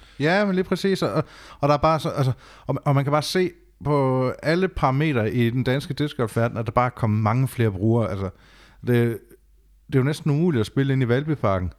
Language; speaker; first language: Danish; native; Danish